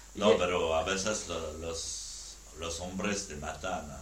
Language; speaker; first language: Spanish; non-native, learner; French